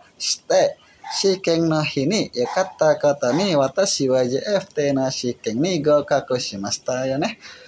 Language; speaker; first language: Japanese; non-native, learner; Indonesian